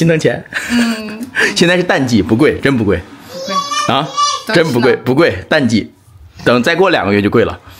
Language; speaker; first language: Chinese; native; Chinese